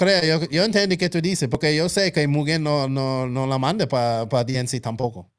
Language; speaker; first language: Spanish; non-native, local second language; English